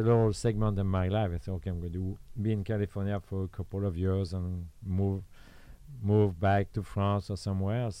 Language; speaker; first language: English; non-native, fluent; French